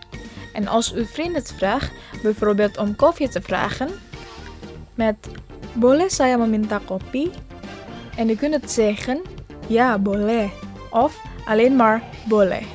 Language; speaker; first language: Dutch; non-native, learner; Indonesian